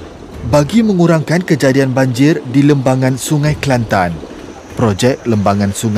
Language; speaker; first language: Malay; native; Malay